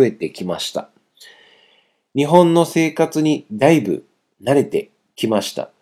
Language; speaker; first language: Japanese; non-native, fluent; Chinese